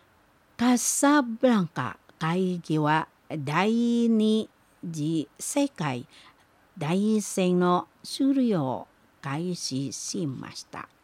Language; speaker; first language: Japanese; non-native, learner; Indonesian